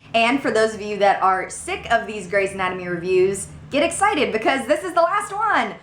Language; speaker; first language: English; native; English